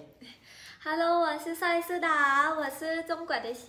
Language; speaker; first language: Chinese; non-native, learner; Lao